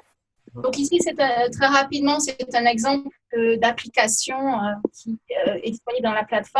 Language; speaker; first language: French; native; French